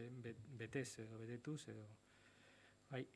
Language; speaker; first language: Basque; non-native, local second language; Spanish